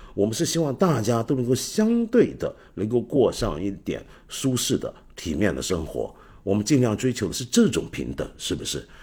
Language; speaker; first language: Chinese; non-native, fluent; Cantonese